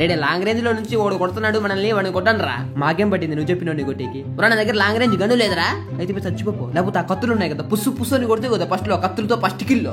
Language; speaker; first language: Telugu; native; Telugu